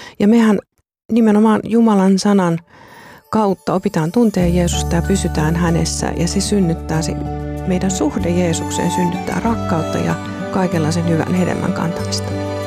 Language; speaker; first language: Finnish; native; Finnish